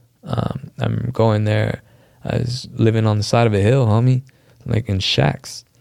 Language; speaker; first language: English; early bilingual, other home language; Spanish